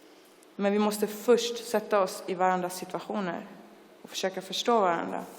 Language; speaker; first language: Swedish; early bilingual, other home language; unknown